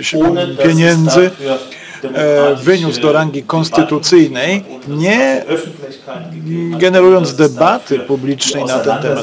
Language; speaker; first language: Polish; native; Polish